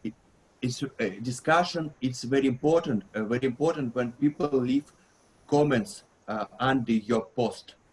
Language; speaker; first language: English; non-native, learner; Russian